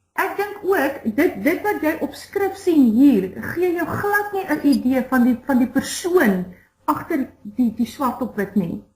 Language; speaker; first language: Afrikaans; native; Afrikaans